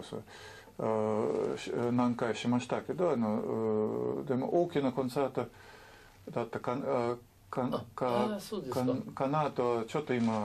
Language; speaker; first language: Japanese; non-native, learner; Russian